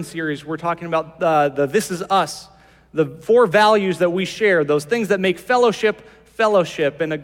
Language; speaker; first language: English; native; English